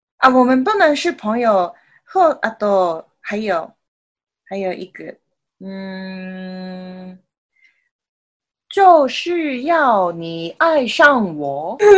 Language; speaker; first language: Chinese; non-native, learner; Japanese